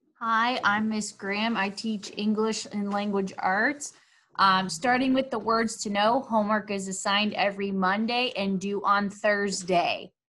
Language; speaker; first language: English; native; English